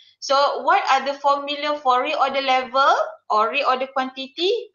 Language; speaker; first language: English; non-native, local second language; Malay